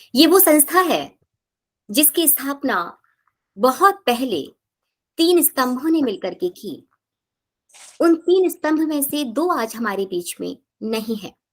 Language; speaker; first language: Hindi; native; Hindi